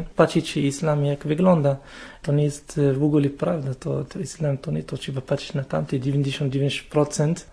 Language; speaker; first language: Polish; non-native, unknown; Arabic